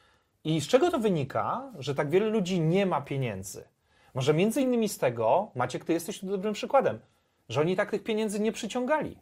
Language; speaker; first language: Polish; native; Polish